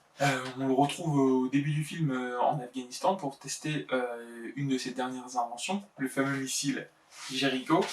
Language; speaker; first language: French; native; French